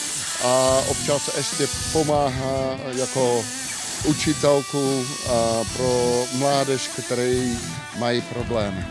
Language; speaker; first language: Czech; non-native, fluent; Dutch